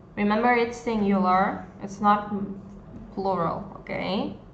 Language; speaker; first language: English; non-native, fluent; Spanish